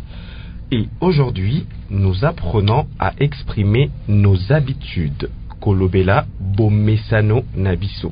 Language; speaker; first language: French; non-native, local second language; Lingala